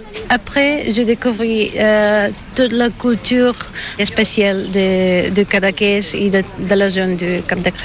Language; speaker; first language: French; non-native, fluent; Bulgarian